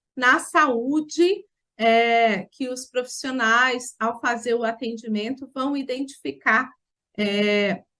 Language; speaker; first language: Portuguese; native; Portuguese